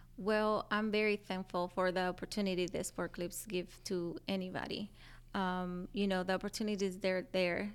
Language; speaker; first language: English; non-native, fluent; Spanish